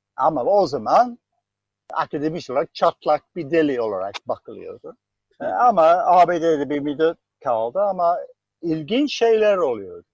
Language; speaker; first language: Turkish; non-native, fluent; English